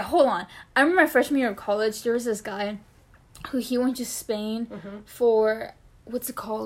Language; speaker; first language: English; non-native, fluent; Spanish